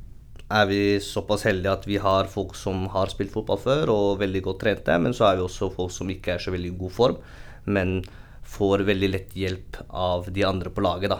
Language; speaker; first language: Norwegian; native; Norwegian